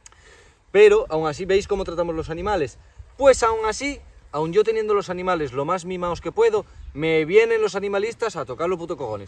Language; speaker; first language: Spanish; native; Spanish